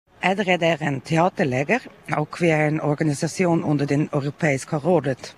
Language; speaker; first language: Swedish; non-native, learner; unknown